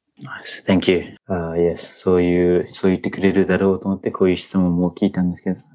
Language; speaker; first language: Japanese; non-native, fluent; English